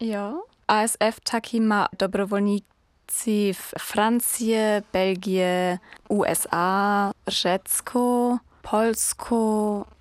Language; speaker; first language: Czech; non-native, learner; German